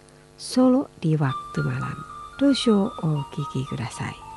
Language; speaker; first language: Japanese; non-native, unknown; Indonesian